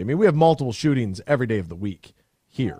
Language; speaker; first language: English; native; English